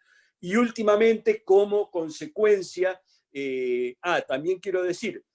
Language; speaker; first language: Spanish; native; Spanish